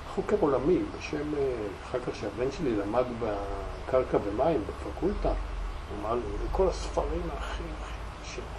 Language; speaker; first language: Hebrew; native; Hebrew